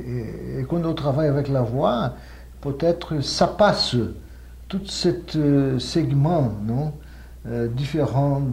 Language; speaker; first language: French; non-native, fluent; Portuguese